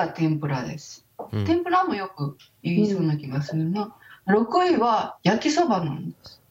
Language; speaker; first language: Japanese; native; Japanese